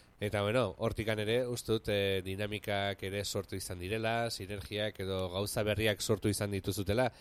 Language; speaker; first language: Basque; native; Basque